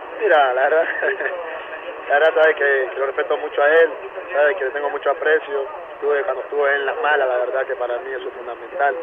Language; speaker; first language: Spanish; native; Spanish